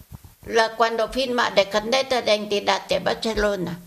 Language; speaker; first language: Spanish; non-native, learner; Vietnamese